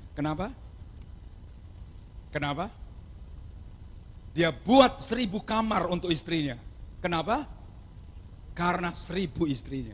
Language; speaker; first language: Indonesian; non-native, local second language; Javanese